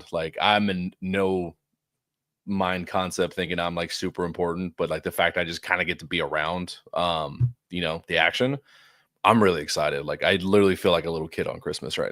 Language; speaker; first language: English; native; English